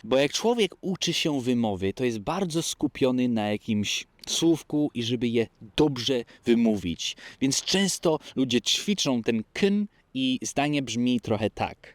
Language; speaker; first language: Polish; early bilingual, heritage; Polish